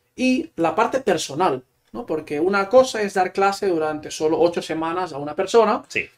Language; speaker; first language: Spanish; non-native, local second language; Catalan